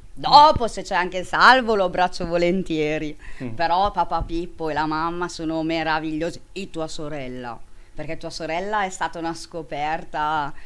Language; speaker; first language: Italian; native; Italian